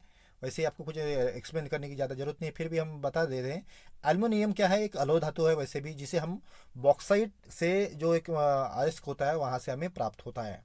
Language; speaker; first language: Hindi; non-native, local second language; Marathi